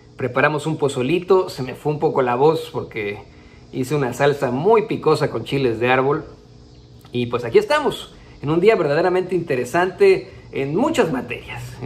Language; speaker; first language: Spanish; native; Spanish